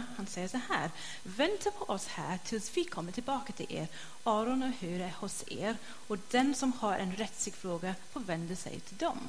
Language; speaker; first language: Swedish; non-native, fluent; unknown